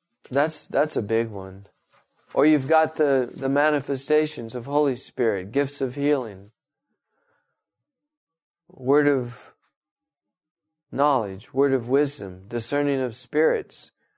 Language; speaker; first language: English; native; English